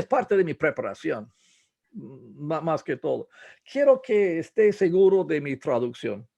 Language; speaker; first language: Spanish; non-native, fluent; English